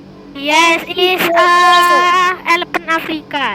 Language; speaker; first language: English; non-native, learner; Indonesian